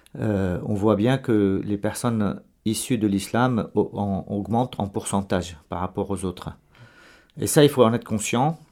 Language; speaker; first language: French; non-native, local second language; Arabic